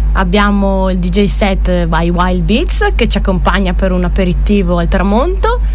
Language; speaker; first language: Italian; native; Italian